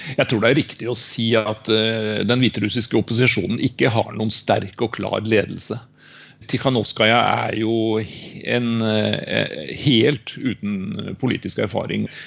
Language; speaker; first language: Norwegian; native; Norwegian